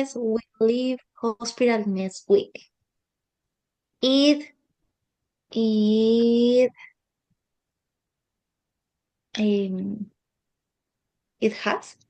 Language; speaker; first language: English; non-native, learner; Spanish